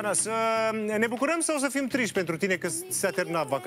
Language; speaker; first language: Romanian; native; Romanian